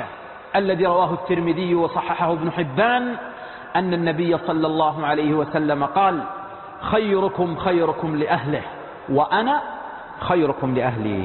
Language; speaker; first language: Arabic; native; Arabic